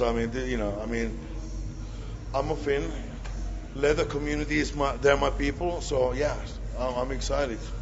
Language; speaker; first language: English; non-native, fluent; Finnish